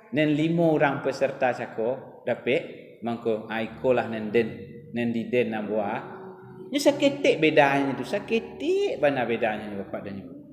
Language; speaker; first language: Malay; non-native, local second language; Minangkabau